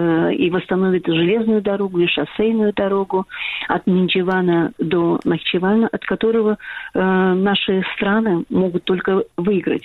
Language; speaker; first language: Russian; non-native, fluent; Azerbaijani